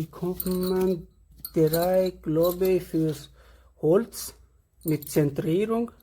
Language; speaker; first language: German; non-native, learner; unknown